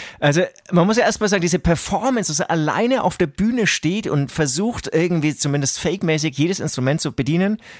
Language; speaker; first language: German; native; German